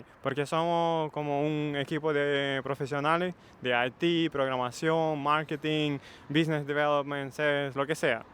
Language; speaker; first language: Spanish; non-native, fluent; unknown